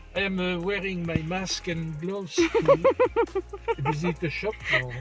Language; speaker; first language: English; non-native, fluent; French